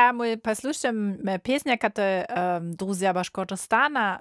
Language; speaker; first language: Russian; non-native, learner; German